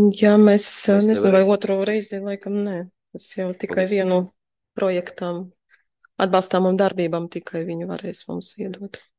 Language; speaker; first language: Latvian; non-native, local second language; Russian